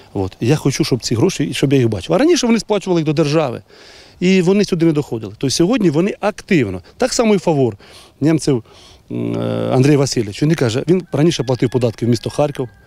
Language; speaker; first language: Ukrainian; native; Ukrainian